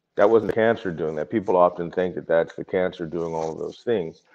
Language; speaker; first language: English; native; English